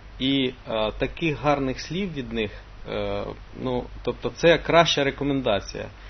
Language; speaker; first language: Ukrainian; non-native, local second language; Russian